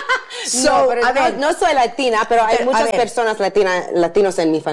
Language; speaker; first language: Spanish; non-native, learner; English